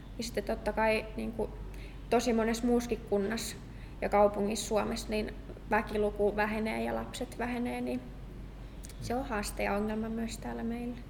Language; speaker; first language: Finnish; native; Finnish